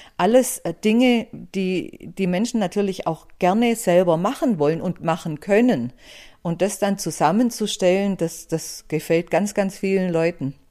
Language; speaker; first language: German; native; German